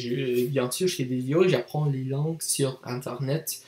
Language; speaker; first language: French; non-native, learner; English